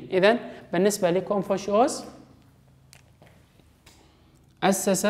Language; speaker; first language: Arabic; non-native, local second language; Kurdish